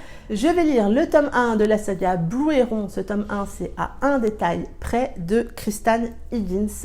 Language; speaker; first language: French; native; French